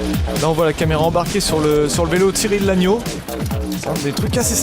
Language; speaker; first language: French; native; French